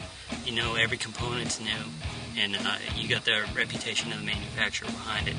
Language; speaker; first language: English; native; English